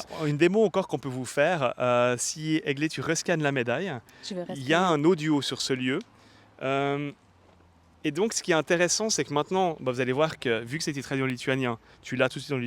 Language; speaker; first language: French; native; French